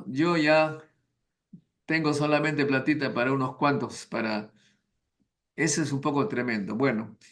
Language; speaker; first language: Spanish; native; Spanish